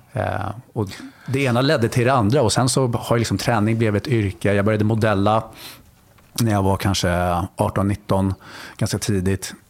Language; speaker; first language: Swedish; native; Swedish